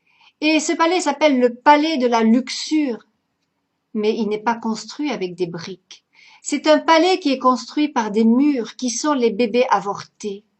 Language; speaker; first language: French; native; French